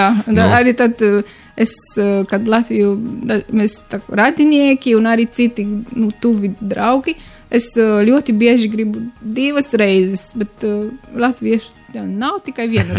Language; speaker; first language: Latvian; non-native, learner; Romanian